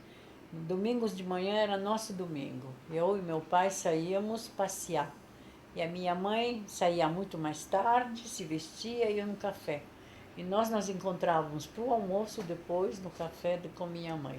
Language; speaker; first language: Portuguese; non-native, fluent; Polish